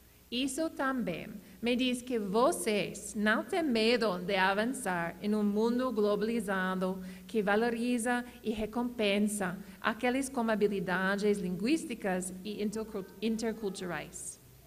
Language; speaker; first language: Portuguese; non-native, learner; English